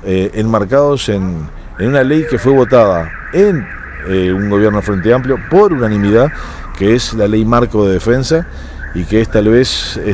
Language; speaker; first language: Spanish; native; Spanish